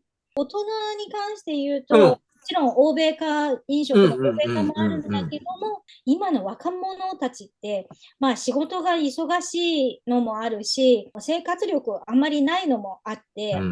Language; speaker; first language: Japanese; native; Japanese